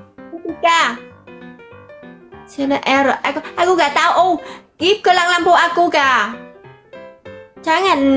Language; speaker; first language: Indonesian; non-native, learner; Vietnamese